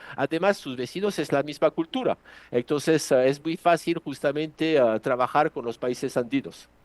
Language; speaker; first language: Spanish; non-native, fluent; French